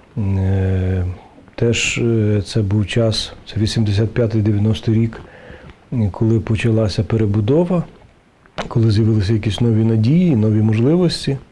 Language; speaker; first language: Ukrainian; native; Ukrainian